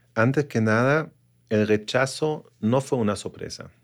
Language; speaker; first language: Spanish; non-native, fluent; German